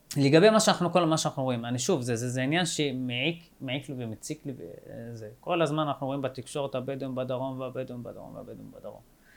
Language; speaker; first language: Hebrew; non-native, local second language; Arabic